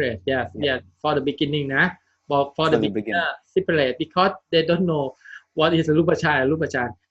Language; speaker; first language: English; non-native, learner; Thai